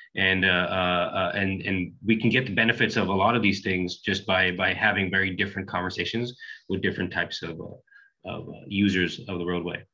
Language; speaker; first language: English; native; English